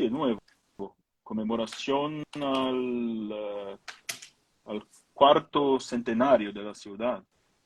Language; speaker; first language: Spanish; non-native, fluent; Portuguese